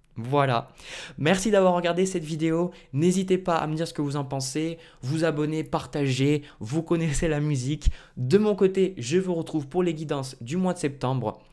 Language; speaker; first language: French; native; French